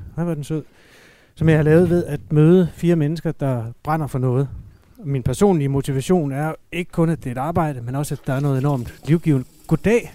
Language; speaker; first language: Danish; native; Danish